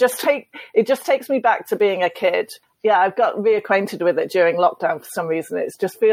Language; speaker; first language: English; native; English